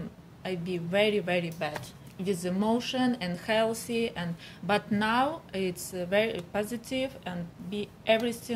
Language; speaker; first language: English; non-native, learner; Ukrainian